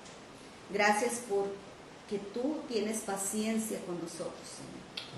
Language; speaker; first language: Spanish; native; Spanish